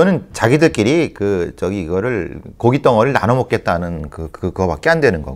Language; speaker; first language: Korean; native; Korean